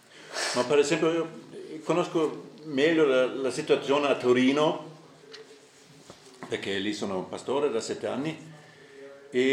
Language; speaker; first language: Italian; non-native, fluent; German